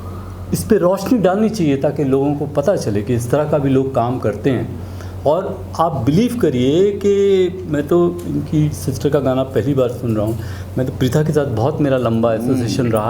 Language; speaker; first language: Hindi; native; Hindi